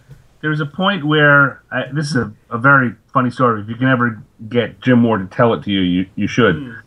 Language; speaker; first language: English; native; English